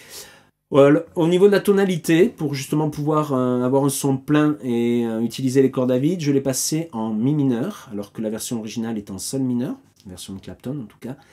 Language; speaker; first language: French; native; French